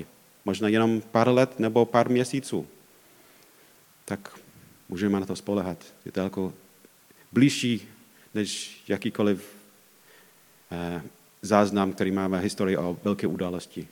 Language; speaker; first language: Czech; non-native, fluent; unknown